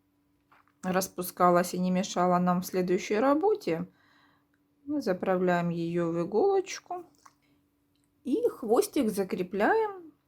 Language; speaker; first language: Russian; native; Russian